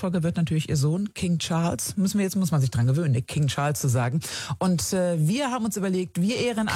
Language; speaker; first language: German; native; German